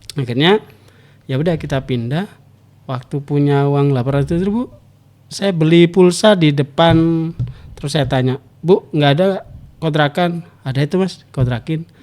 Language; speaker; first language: Indonesian; native; Indonesian